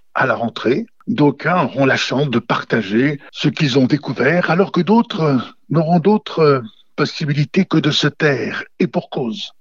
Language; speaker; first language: French; native; French